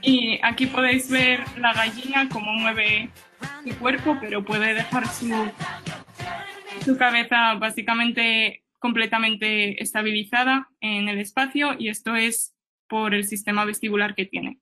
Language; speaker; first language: Spanish; native; Spanish